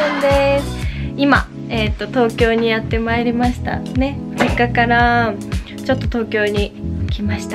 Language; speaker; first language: Japanese; native; Japanese